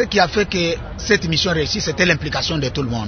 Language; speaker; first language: French; non-native, local second language; Luba-Lulua